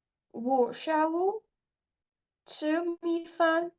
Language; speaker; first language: Chinese; non-native, learner; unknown